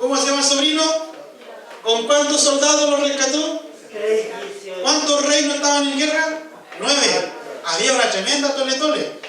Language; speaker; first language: Spanish; native; Spanish